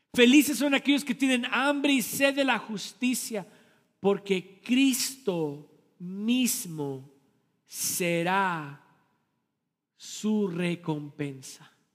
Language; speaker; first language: Spanish; early bilingual, heritage; Spanish